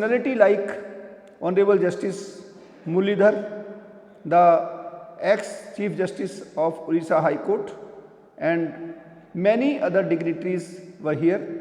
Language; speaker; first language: English; non-native, local second language; Hindi